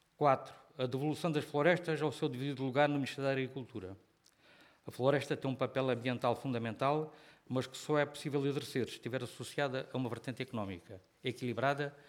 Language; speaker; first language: Portuguese; native; Portuguese